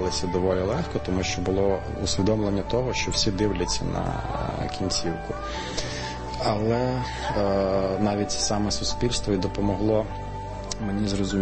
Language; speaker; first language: Ukrainian; native; Ukrainian